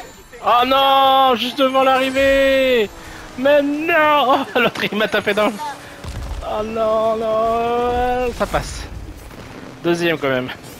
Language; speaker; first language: French; native; French